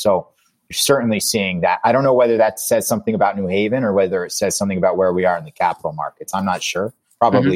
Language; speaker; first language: English; native; English